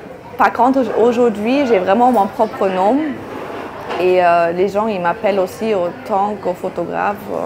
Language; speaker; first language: French; non-native, fluent; German